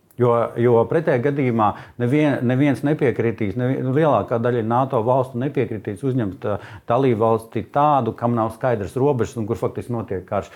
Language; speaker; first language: Latvian; native; Latvian